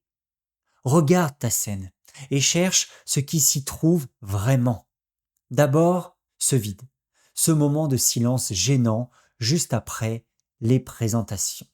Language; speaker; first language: French; native; French